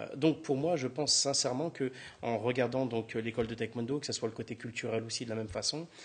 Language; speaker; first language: French; native; French